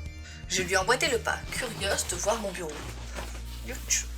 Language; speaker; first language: French; native; French